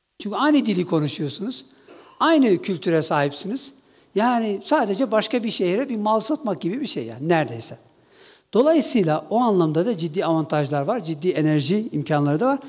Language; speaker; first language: Turkish; non-native, local second language; Kurdish